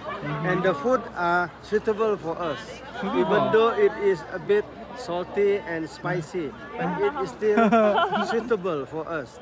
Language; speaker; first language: English; non-native, learner; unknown